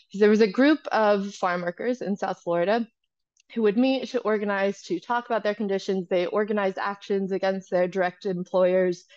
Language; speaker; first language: English; native; English